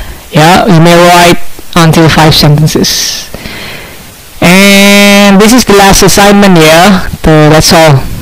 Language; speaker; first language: English; non-native, fluent; Indonesian